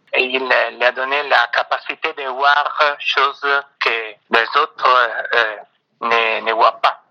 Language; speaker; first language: French; non-native, fluent; Italian